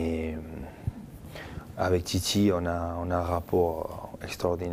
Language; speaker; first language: French; non-native, fluent; Spanish